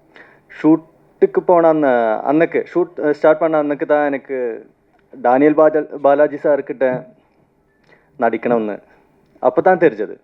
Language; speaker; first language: Tamil; non-native, fluent; Malayalam